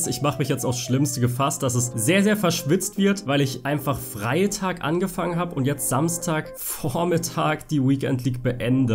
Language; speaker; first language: German; native; German